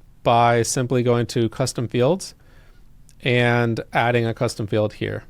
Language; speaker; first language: English; native; English